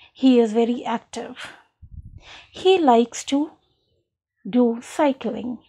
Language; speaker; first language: English; non-native, local second language; Hindi